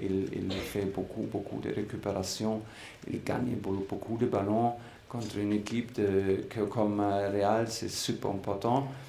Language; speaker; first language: French; non-native, fluent; German